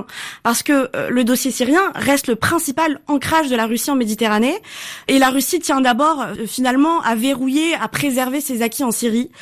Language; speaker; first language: French; native; French